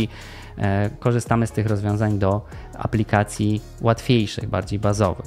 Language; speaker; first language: Polish; native; Polish